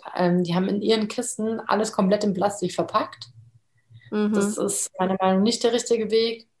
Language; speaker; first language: German; native; German